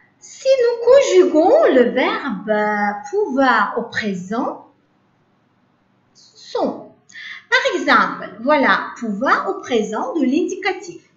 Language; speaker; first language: French; non-native, learner; Uzbek